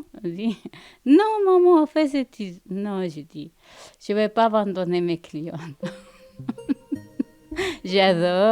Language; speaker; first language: French; non-native, fluent; Spanish